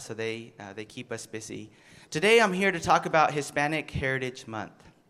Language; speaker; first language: English; early bilingual, other home language; Spanish